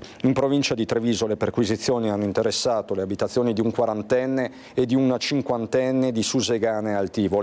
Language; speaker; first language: Italian; native; Italian